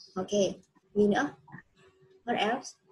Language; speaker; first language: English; non-native, fluent; Vietnamese